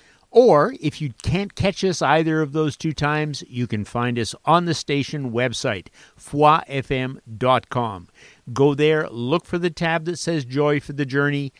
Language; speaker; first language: English; native; English